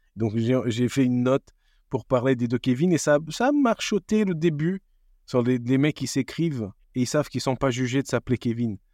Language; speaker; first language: French; non-native, fluent; Portuguese